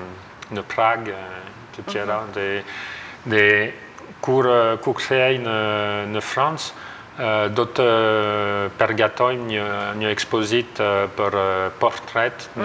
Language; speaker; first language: Albanian; non-native, learner; French